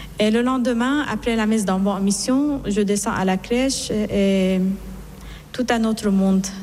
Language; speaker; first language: French; non-native, fluent; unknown